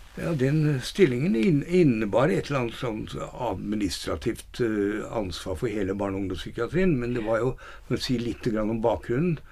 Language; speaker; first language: Norwegian; native; Norwegian